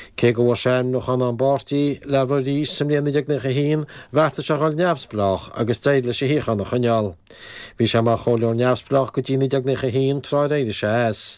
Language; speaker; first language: Irish; native; Irish